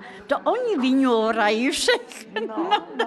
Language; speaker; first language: Czech; non-native, fluent; Russian